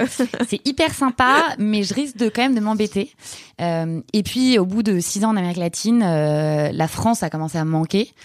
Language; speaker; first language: French; native; French